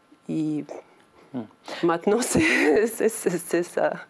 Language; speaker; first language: French; non-native, learner; Ukrainian